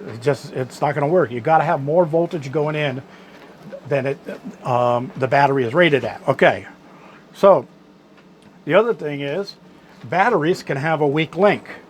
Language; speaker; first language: English; native; English